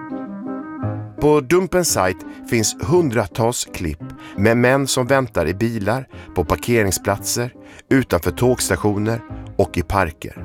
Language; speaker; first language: Swedish; native; Swedish